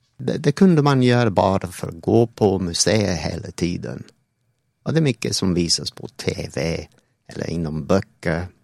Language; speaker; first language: Swedish; non-native, fluent; English